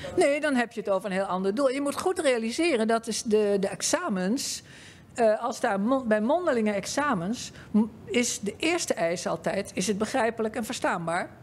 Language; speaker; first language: Dutch; native; Dutch